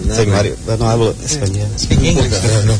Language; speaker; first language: Spanish; non-native, learner; Portuguese